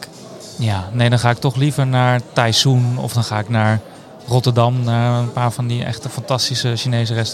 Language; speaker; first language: Dutch; native; Dutch